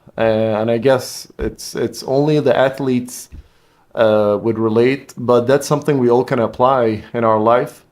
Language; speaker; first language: English; non-native, fluent; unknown